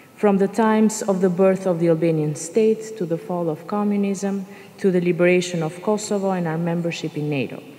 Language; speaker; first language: English; non-native, fluent; Albanian